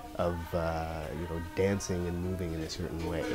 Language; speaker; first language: English; native; English